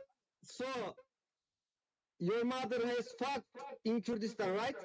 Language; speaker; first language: English; non-native, fluent; Turkish